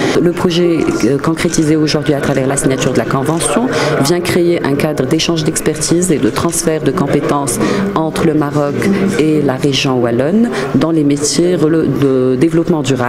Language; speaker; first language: French; non-native, local second language; Arabic